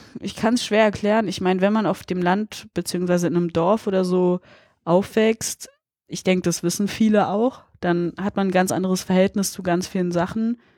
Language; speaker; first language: German; early bilingual, other home language; Polish